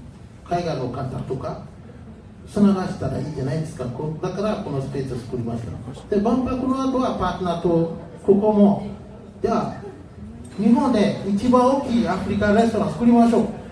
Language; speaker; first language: Japanese; non-native, learner; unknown